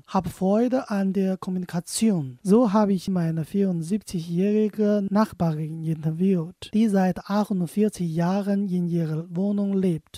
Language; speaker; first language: German; non-native, fluent; Chinese